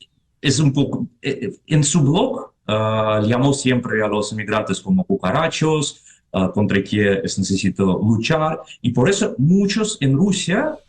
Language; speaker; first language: Spanish; non-native, fluent; Russian